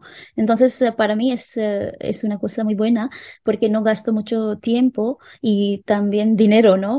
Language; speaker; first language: Spanish; non-native, local second language; Hindi